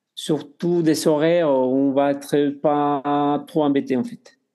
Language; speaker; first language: French; non-native, fluent; Spanish